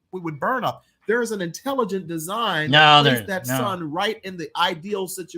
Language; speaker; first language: English; native; English